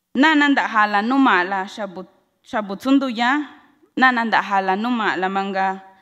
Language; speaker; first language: Spanish; non-native, local second language; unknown